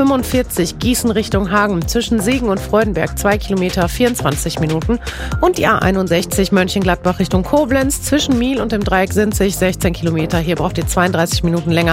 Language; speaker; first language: German; native; German